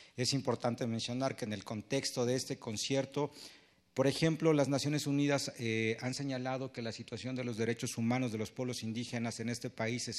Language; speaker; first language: Spanish; non-native, local second language; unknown